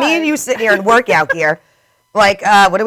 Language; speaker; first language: English; native; English